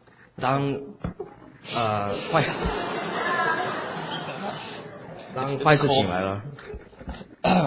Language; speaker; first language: Chinese; early bilingual, heritage; Chinese